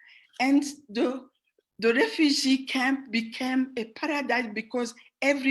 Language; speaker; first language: English; non-native, fluent; Rundi